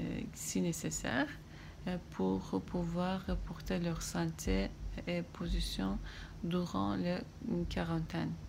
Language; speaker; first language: French; non-native, fluent; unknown